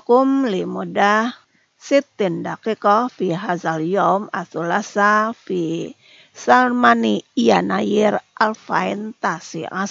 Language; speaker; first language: Arabic; non-native, fluent; Indonesian